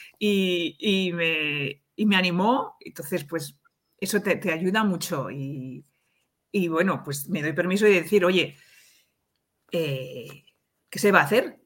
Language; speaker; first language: Spanish; native; Spanish